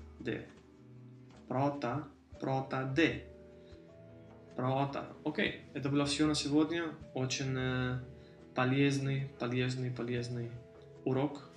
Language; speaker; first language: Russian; early bilingual, heritage; Russian